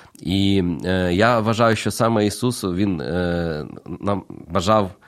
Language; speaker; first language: Ukrainian; native; Ukrainian